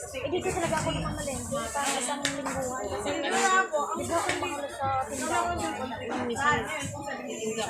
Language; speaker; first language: Filipino; non-native, local second language; Cebuano